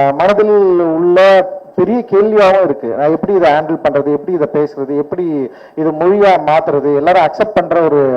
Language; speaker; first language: Tamil; native; Tamil